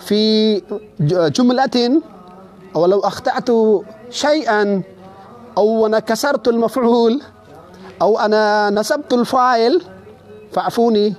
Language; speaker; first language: Arabic; non-native, fluent; Urdu